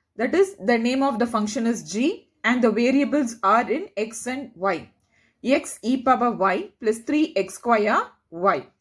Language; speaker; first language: English; non-native, local second language; Tamil